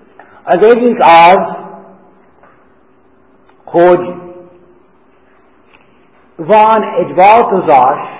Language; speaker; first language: Hungarian; non-native, learner; English